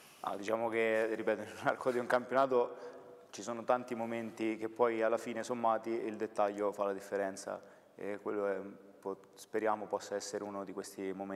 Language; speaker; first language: Italian; native; Italian